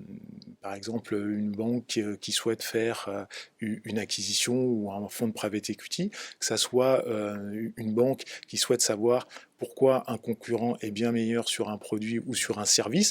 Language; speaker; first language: French; native; French